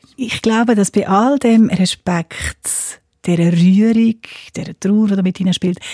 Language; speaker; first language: German; non-native, fluent; English